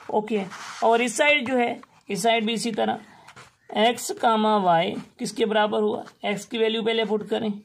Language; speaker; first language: Urdu; non-native, local second language; Sindhi